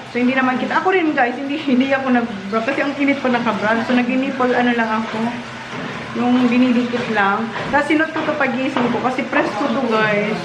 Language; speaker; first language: Filipino; non-native, local second language; Bikol